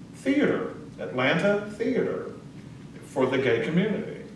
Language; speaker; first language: English; native; English